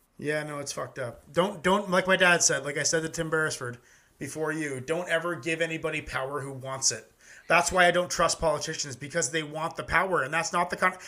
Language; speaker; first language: English; native; English